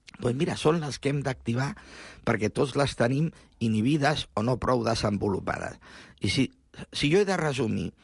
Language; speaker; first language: Catalan; native; Catalan